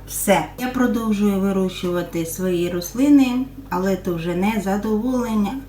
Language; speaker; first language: Ukrainian; non-native, local second language; Russian